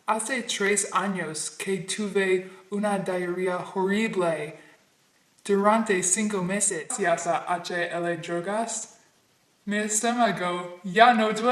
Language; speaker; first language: Spanish; non-native, learner; English